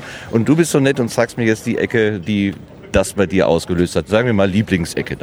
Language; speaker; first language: German; native; German